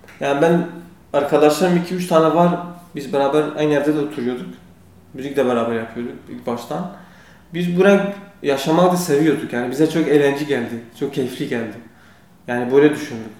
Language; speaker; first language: Turkish; non-native, learner; Kurdish